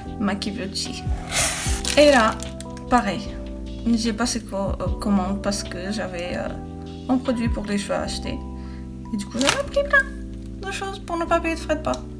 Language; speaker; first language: French; early bilingual, other home language; Portuguese